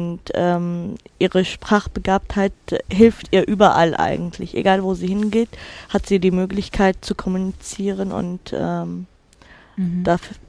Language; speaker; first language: German; non-native, fluent; Arabic